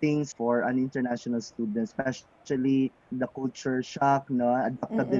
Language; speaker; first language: English; non-native, local second language; Cebuano